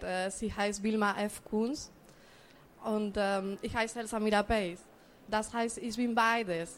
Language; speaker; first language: German; non-native, learner; Spanish